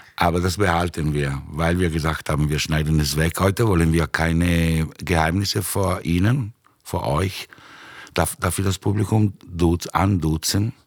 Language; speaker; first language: German; non-native, fluent; Italian